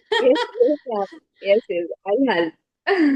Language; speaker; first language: Hindi; native; Hindi